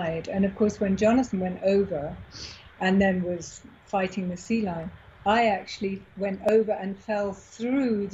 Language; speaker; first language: English; native; English